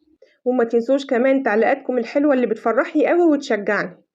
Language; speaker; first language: Arabic; native; Arabic